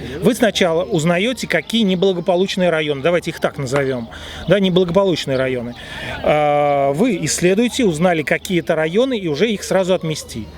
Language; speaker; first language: Russian; native; Russian